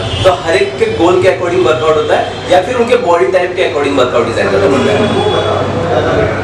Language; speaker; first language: Hindi; native; Hindi